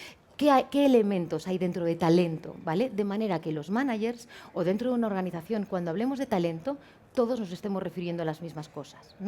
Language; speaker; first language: Spanish; native; Spanish